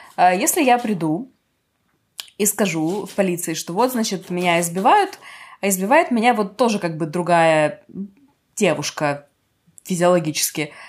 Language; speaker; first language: Russian; non-native, local second language; Ukrainian